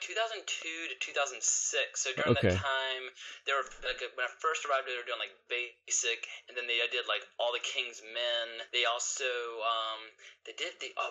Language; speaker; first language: English; native; English